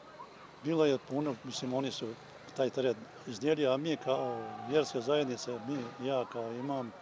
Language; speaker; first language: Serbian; non-native, local second language; Albanian